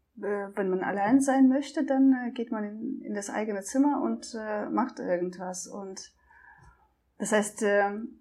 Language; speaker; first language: German; non-native, fluent; Russian